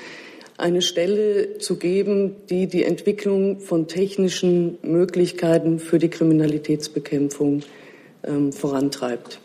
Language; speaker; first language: German; native; German